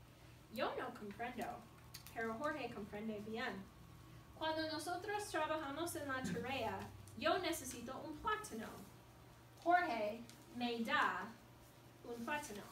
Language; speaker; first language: Spanish; non-native, learner; English